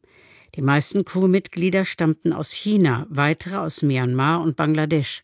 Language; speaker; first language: German; native; German